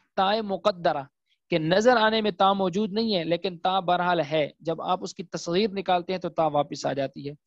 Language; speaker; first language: Urdu; native; Urdu